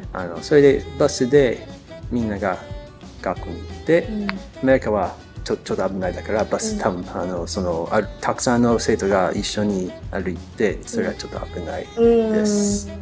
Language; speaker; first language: Japanese; non-native, learner; English